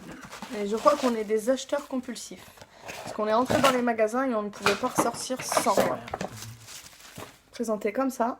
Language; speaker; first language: French; native; French